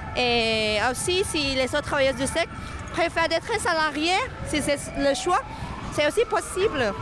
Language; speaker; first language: French; non-native, fluent; Thai